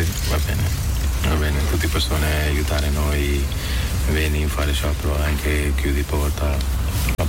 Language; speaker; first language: Italian; non-native, learner; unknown